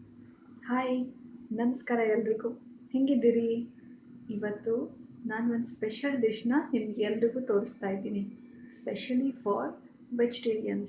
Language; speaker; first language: Kannada; native; Kannada